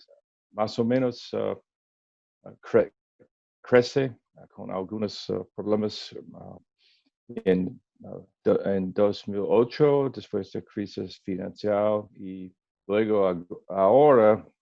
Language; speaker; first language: Spanish; non-native, learner; English